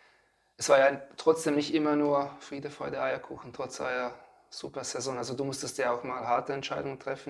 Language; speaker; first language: German; native; German